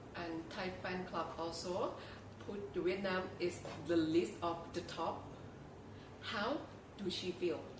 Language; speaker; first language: English; non-native, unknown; Thai